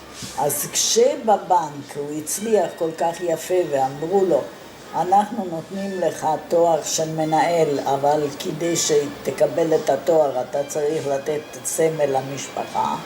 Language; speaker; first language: Hebrew; non-native, fluent; Italian